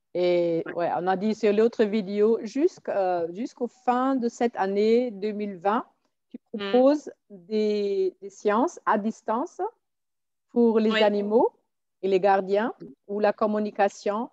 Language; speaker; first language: French; non-native, fluent; German